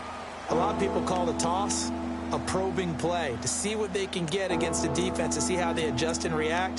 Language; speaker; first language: English; native; English